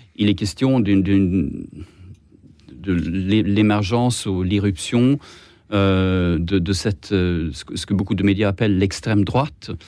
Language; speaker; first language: French; non-native, fluent; Swedish